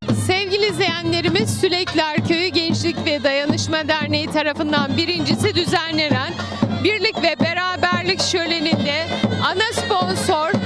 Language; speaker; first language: Turkish; native; Turkish